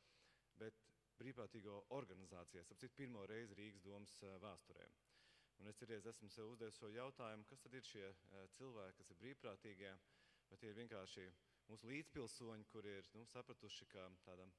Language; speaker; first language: Latvian; native; Latvian